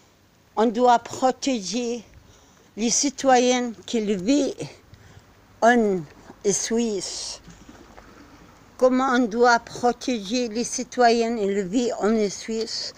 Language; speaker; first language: French; non-native, learner; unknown